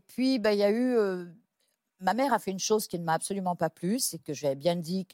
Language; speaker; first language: French; native; French